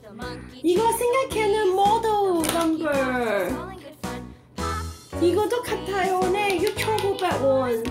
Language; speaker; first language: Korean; non-native, learner; Cantonese